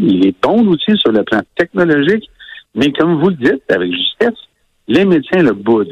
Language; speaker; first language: French; native; French